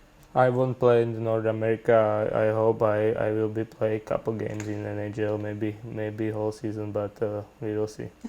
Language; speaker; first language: English; non-native, learner; Slovak